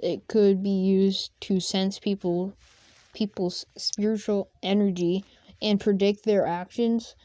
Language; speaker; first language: English; native; English